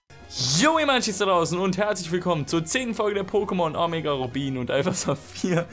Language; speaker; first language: German; native; German